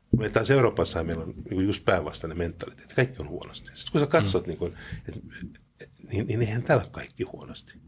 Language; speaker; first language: Finnish; early bilingual, heritage; Finnish